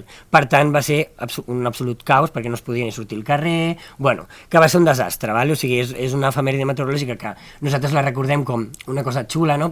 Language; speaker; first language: Catalan; native; Catalan